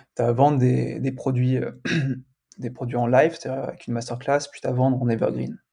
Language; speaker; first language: French; native; French